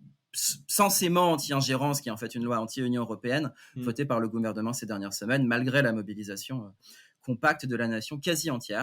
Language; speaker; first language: French; native; French